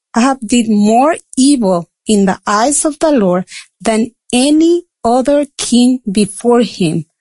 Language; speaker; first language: English; non-native, fluent; Spanish